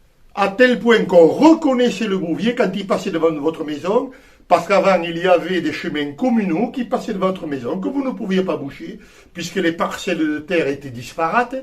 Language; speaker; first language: French; native; French